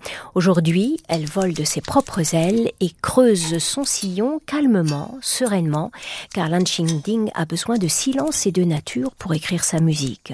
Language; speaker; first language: French; native; French